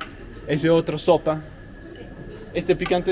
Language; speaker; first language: Spanish; non-native, learner; Danish